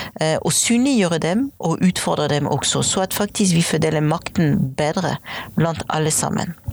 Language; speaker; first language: Norwegian; non-native, fluent; French